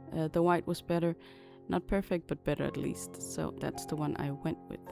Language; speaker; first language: English; non-native, fluent; Danish